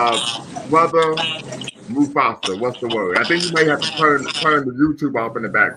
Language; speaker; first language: English; native; English